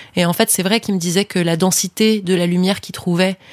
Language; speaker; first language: French; native; French